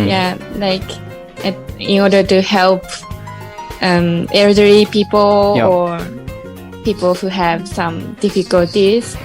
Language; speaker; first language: English; non-native, learner; Japanese